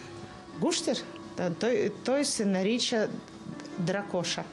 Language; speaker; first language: Bulgarian; non-native, learner; Russian